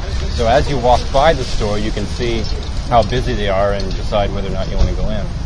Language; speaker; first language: English; native; English